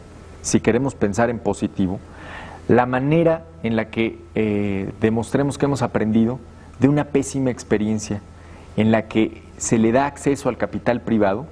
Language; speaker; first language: Spanish; native; Spanish